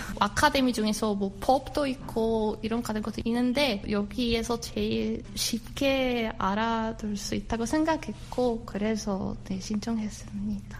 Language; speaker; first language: Korean; non-native, fluent; Polish